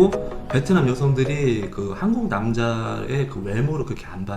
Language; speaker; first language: Korean; native; Korean